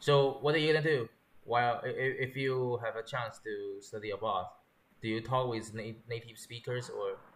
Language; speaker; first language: English; non-native, learner; Chinese